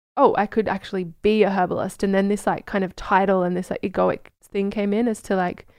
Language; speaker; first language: English; native; English